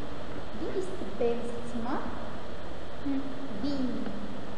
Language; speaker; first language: German; non-native, fluent; Arabic